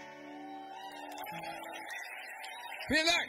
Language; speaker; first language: German; native; German